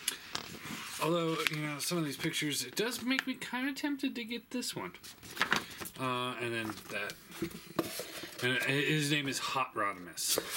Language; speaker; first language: English; native; English